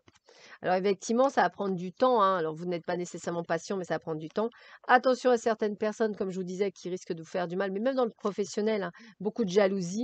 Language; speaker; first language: French; native; French